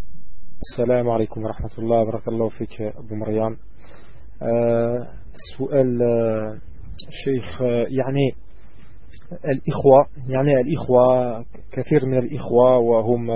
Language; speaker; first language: Arabic; non-native, learner; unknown